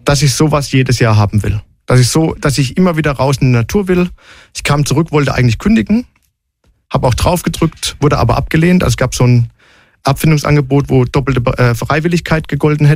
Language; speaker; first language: German; native; German